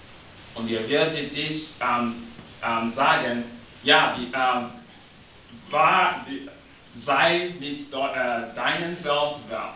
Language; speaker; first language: German; non-native, learner; English